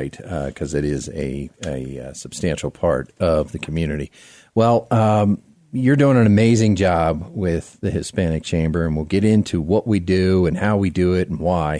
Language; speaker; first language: English; native; English